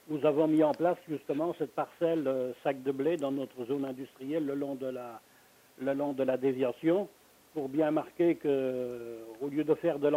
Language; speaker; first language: French; native; French